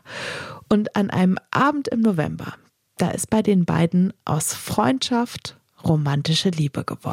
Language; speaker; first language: German; native; German